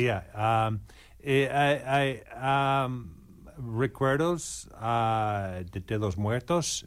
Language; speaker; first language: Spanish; non-native, learner; English